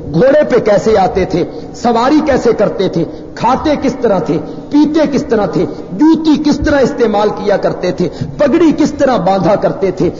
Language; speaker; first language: Urdu; non-native, local second language; Punjabi